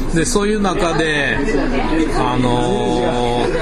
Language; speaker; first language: Japanese; native; Japanese